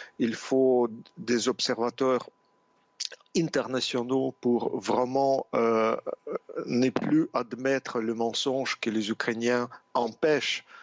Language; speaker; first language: French; non-native, fluent; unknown